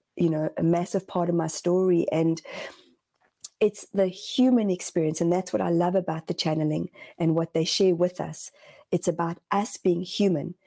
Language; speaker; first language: English; native; English